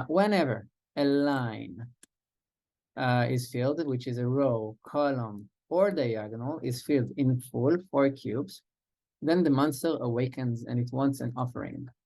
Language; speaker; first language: English; non-native, fluent; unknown